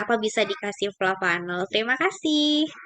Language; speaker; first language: Indonesian; native; Indonesian